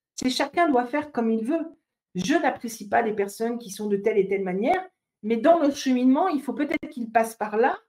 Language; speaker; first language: French; native; French